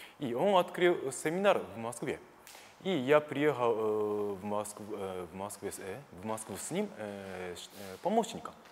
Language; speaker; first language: Russian; non-native, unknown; Japanese